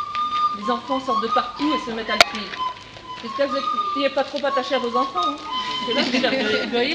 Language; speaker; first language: French; native; French